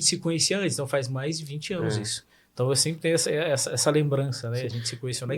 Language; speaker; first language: Portuguese; native; Portuguese